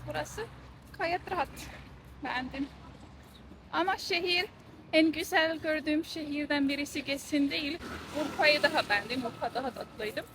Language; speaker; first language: Turkish; non-native, fluent; Estonian